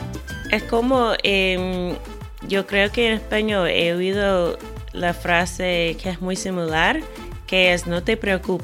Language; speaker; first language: Spanish; non-native, fluent; English